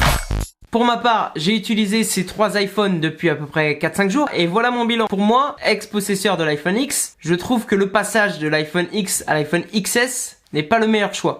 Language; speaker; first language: French; native; French